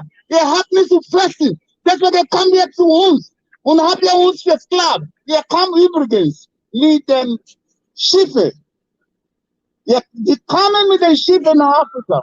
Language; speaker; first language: German; non-native, fluent; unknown